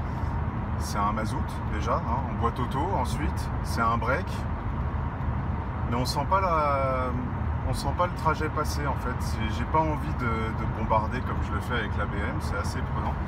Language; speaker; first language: French; native; French